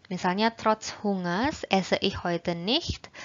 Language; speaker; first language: German; non-native, fluent; Indonesian